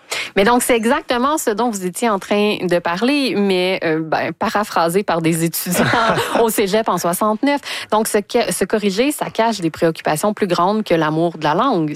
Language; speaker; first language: French; native; French